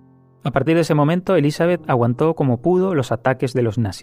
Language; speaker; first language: Spanish; native; Spanish